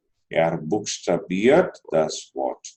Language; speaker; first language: German; non-native, fluent; Telugu